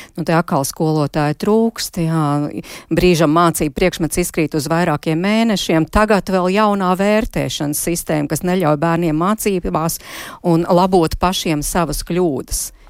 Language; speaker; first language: Latvian; native; Latvian